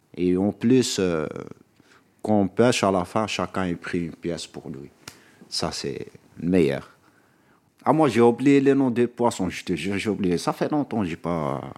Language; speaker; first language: French; non-native, local second language; Arabic